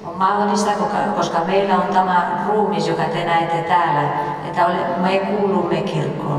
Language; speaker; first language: Finnish; non-native, fluent; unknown